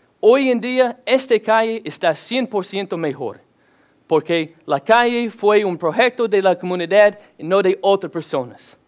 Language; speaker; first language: Spanish; non-native, learner; English